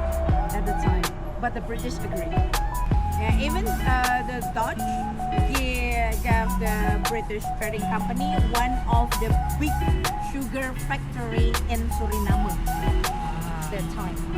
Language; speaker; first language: English; non-native, learner; Indonesian